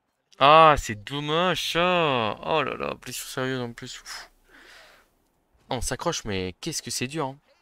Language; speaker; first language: French; native; French